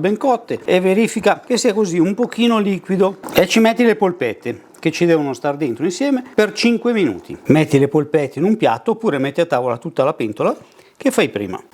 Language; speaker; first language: Italian; native; Italian